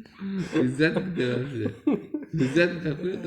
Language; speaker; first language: Russian; non-native, learner; Tajik